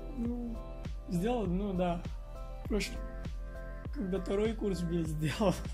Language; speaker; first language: Russian; non-native, learner; Hindi